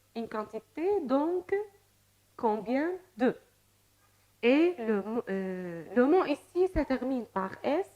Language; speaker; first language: French; non-native, fluent; Arabic